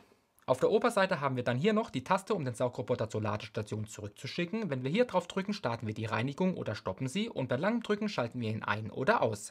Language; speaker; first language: German; native; German